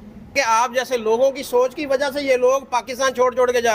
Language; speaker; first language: Hindi; non-native, local second language; Punjabi